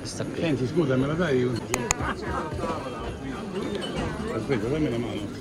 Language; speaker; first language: Italian; native; Italian